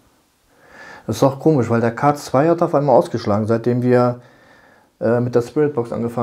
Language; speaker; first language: German; native; German